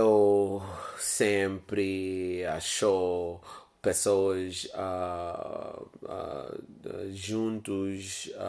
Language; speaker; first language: Portuguese; non-native, learner; English